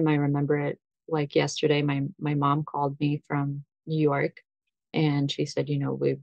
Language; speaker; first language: English; early bilingual, other home language; Russian